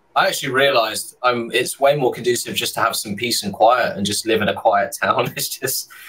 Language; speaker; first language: English; native; English